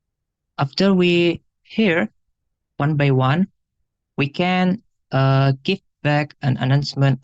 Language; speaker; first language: English; non-native, learner; Indonesian